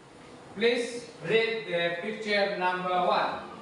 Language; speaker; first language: English; non-native, learner; Indonesian